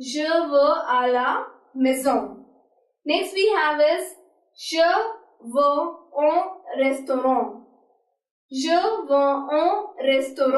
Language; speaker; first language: French; non-native, fluent; Hindi